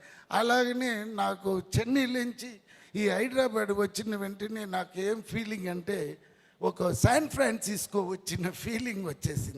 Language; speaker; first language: Telugu; non-native, learner; Tamil